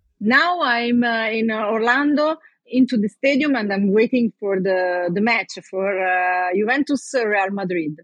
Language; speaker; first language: English; non-native, learner; Italian